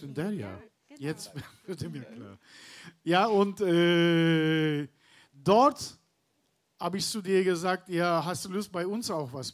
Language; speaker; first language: German; non-native, learner; Turkish